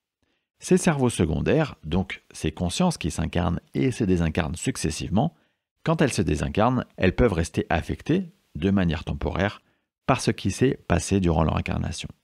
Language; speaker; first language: French; native; French